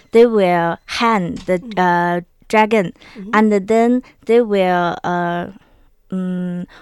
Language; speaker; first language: English; non-native, learner; Chinese